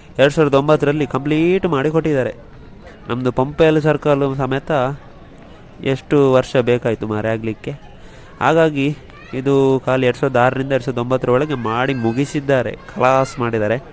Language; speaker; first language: Kannada; non-native, local second language; Tulu